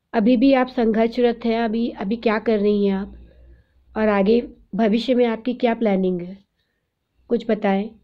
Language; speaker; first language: Hindi; native; Hindi